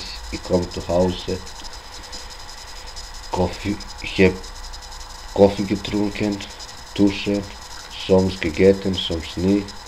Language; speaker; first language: Dutch; non-native, local second language; Albanian